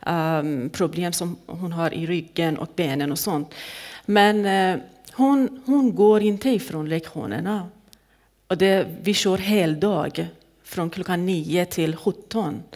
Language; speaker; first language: Swedish; non-native, fluent; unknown